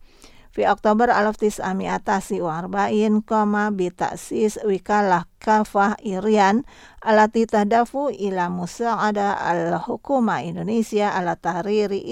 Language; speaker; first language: Arabic; non-native, fluent; Indonesian